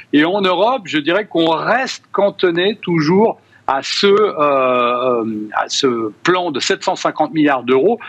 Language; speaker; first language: French; native; French